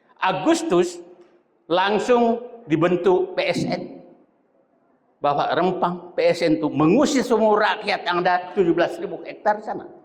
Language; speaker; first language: Indonesian; non-native, local second language; Buginese